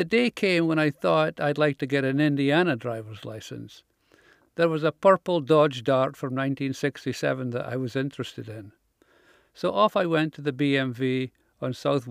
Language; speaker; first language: English; native; English